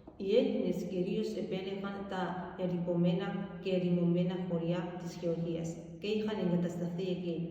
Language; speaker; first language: Greek; non-native, fluent; Georgian